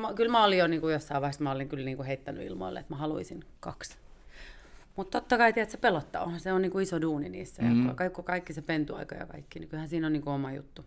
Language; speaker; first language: Finnish; native; Finnish